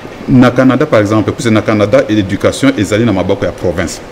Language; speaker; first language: French; non-native, local second language; Lingala